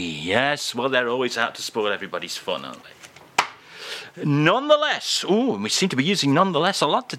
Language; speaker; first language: English; native; English